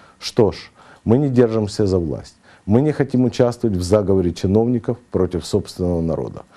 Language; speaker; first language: Russian; native; Russian